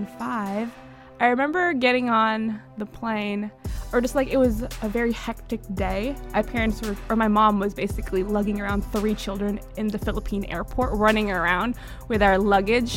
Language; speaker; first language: English; early bilingual, other home language; Hiligaynon